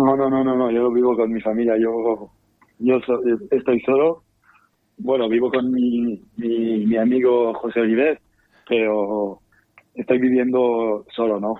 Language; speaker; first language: Spanish; non-native, fluent; French